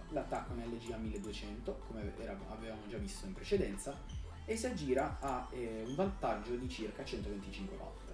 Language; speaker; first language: Italian; native; Italian